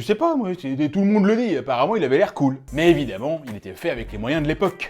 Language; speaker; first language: French; native; French